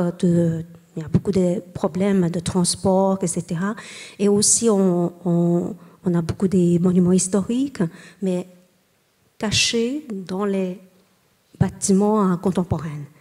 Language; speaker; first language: French; non-native, learner; Chinese